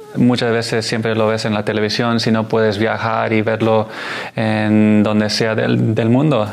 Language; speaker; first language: Spanish; early bilingual, heritage; Spanish